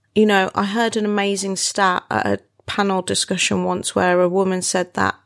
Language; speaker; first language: English; native; English